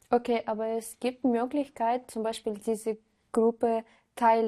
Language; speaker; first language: German; non-native, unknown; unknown